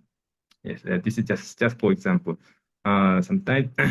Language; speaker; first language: English; non-native, learner; Japanese